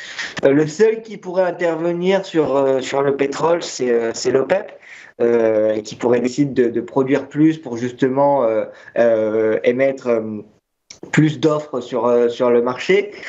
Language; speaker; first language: French; native; French